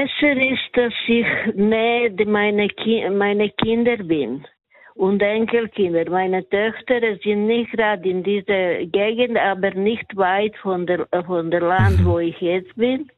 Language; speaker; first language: German; non-native, learner; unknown